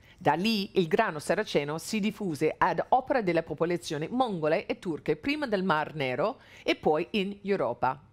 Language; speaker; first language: Italian; non-native, fluent; English